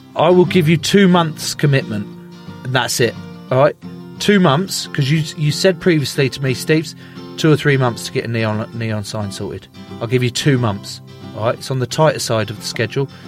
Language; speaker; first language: English; native; English